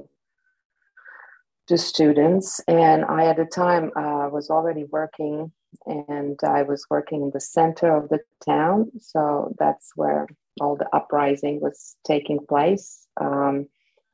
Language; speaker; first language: English; non-native, fluent; Slovak